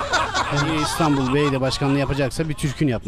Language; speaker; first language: Turkish; native; Turkish